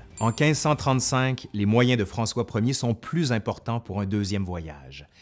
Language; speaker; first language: French; native; French